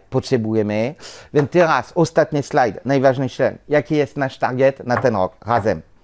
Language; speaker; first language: Polish; non-native, learner; French